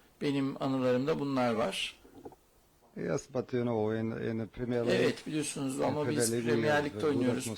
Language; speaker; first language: Turkish; non-native, learner; Portuguese